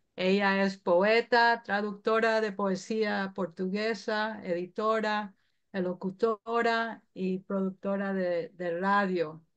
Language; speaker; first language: Spanish; early bilingual, heritage; Spanish